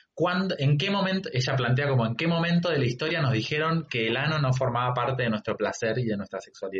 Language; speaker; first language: Spanish; native; Spanish